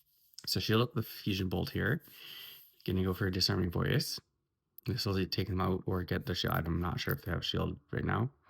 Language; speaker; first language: English; native; English